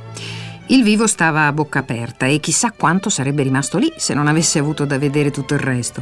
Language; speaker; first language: Italian; native; Italian